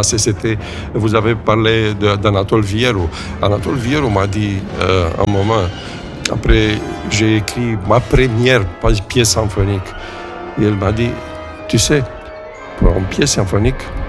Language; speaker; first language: French; non-native, fluent; Romanian